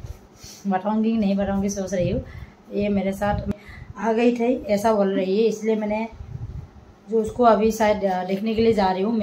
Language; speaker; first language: Hindi; non-native, local second language; Assamese